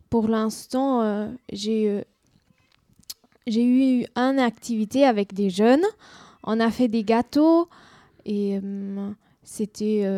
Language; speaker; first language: French; non-native, learner; German